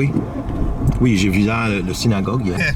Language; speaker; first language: French; non-native, local second language; Haitian Creole